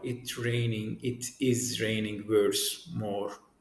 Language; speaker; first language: English; non-native, fluent; Turkish